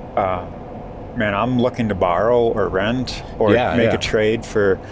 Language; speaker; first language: English; native; English